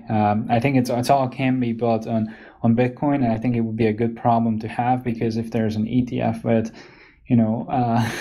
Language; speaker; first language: English; non-native, fluent; Hungarian